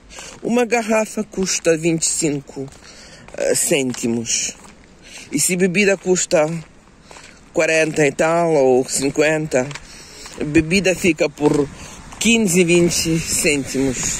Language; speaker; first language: Portuguese; non-native, local second language; Kabuverdianu